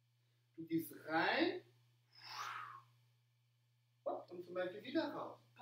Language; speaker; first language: German; non-native, fluent; French